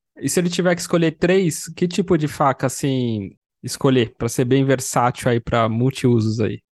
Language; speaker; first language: Portuguese; native; Portuguese